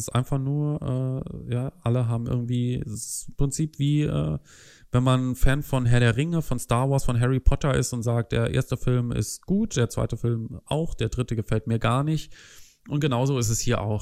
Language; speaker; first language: German; native; German